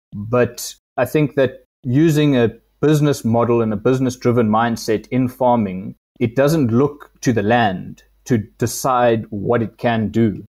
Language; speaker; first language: English; native; English